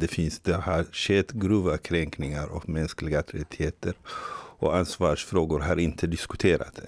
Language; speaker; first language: Swedish; non-native, fluent; Tigrinya